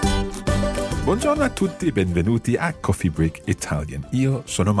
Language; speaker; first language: Italian; non-native, fluent; English